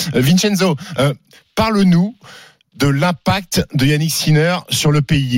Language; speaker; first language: French; native; French